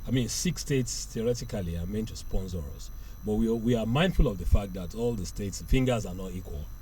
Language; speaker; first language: English; non-native, local second language; Yoruba